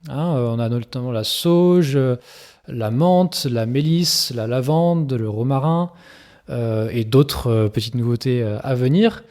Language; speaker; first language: French; native; French